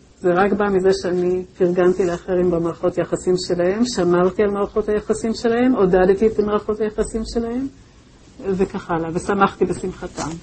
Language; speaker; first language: Hebrew; native; Hebrew